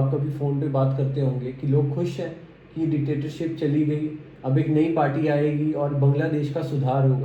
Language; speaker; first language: Hindi; native; Hindi